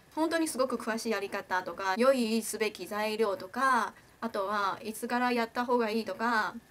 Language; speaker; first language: Japanese; non-native, fluent; Chinese